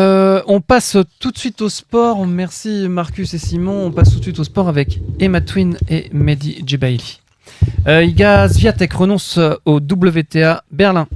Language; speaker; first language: French; native; French